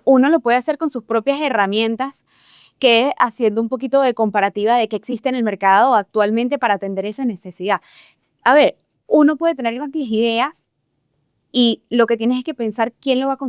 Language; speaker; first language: Spanish; native; Spanish